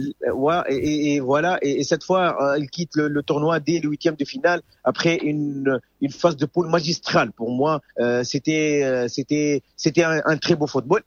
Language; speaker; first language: French; non-native, local second language; Arabic